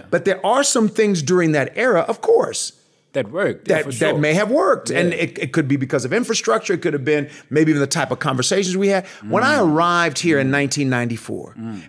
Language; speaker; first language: English; native; English